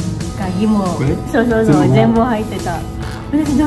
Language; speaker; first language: Japanese; non-native, learner; Filipino